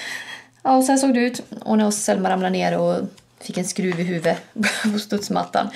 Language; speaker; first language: Swedish; native; Swedish